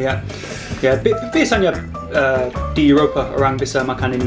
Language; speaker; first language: Indonesian; non-native, learner; English